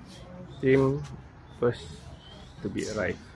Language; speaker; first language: English; non-native, local second language; Malay